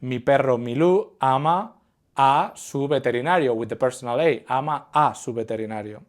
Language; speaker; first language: Spanish; non-native, fluent; English